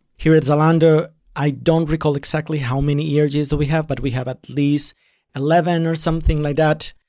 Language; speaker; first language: English; non-native, fluent; Spanish